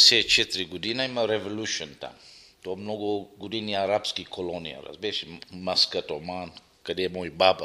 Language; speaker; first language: Bulgarian; non-native, local second language; Arabic